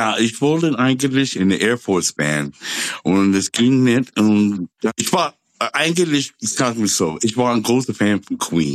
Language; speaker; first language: German; non-native, fluent; English